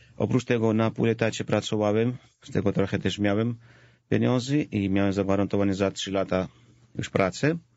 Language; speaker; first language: Polish; non-native, fluent; Georgian